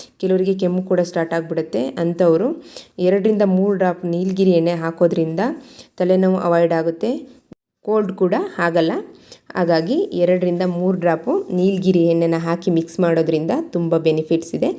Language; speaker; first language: Kannada; native; Kannada